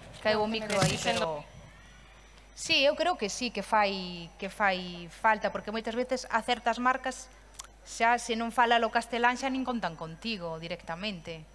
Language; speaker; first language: Galician; native; Galician